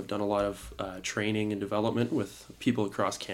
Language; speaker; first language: English; native; English